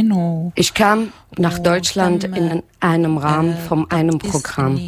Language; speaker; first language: German; non-native, learner; Arabic